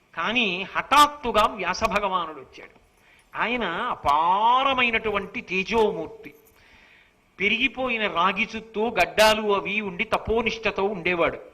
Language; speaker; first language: Telugu; native; Telugu